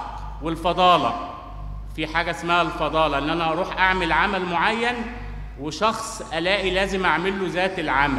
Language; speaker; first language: Arabic; native; Arabic